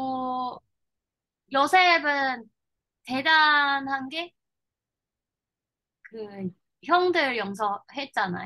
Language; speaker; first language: Korean; non-native, learner; Chinese